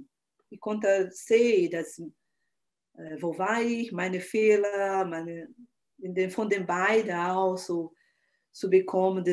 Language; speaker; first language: German; non-native, learner; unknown